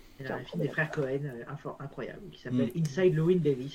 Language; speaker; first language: French; native; French